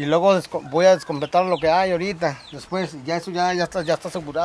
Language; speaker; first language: Spanish; native; Spanish